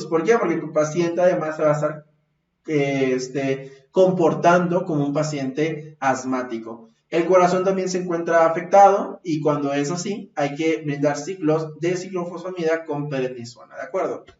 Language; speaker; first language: Spanish; native; Spanish